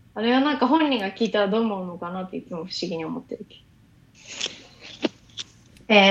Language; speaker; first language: Japanese; native; Japanese